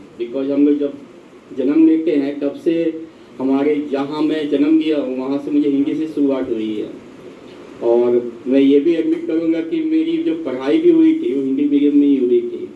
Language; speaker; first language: Hindi; native; Hindi